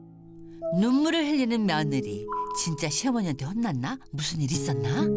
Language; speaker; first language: Korean; native; Korean